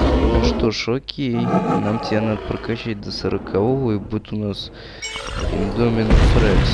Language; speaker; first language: Russian; native; Russian